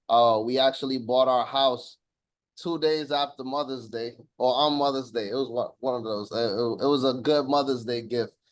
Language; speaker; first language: English; native; English